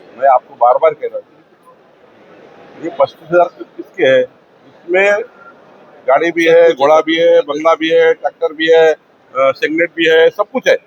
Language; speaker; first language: Hindi; non-native, local second language; Marathi